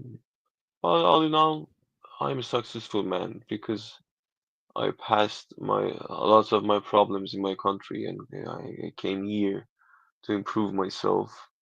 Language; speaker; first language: English; non-native, learner; Persian